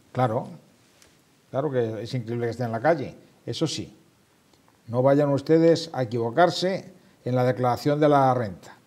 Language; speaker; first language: Spanish; native; Spanish